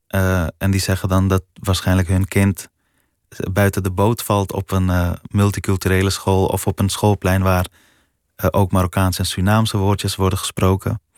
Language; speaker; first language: Dutch; early bilingual, other home language; Persian